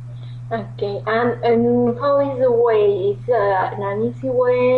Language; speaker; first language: English; non-native, learner; Spanish